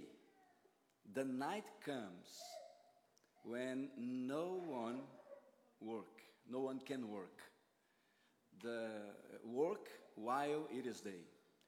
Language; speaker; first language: English; non-native, learner; Portuguese